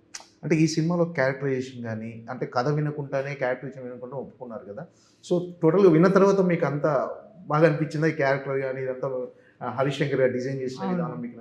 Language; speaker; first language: Telugu; native; Telugu